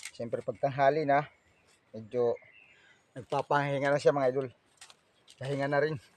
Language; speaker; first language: Filipino; non-native, local second language; Waray